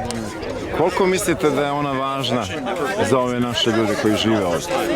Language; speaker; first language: Bosnian; native; Bosnian